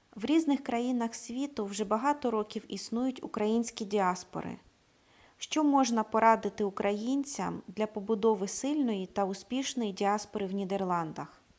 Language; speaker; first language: Ukrainian; native; Ukrainian